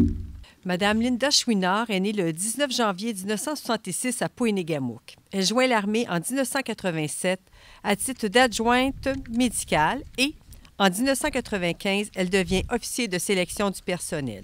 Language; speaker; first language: French; native; French